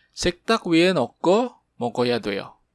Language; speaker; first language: Korean; non-native, fluent; Indonesian